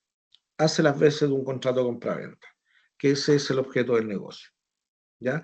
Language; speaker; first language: Spanish; native; Spanish